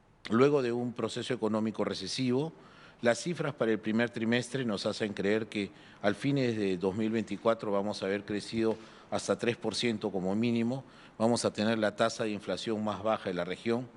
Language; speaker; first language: Spanish; native; Spanish